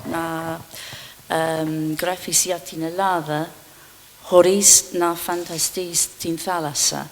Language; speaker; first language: Greek; non-native, fluent; English